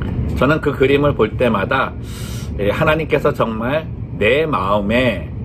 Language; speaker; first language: Korean; native; Korean